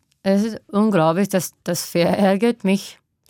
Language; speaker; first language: German; non-native, fluent; Japanese